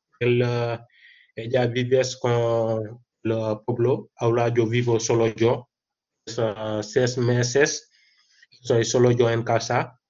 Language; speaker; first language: Spanish; non-native, learner; Wolof